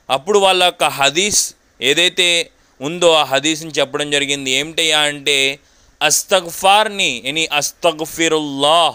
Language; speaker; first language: Telugu; non-native, local second language; Urdu